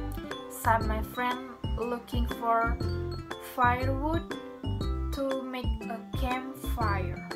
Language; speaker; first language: English; non-native, learner; Indonesian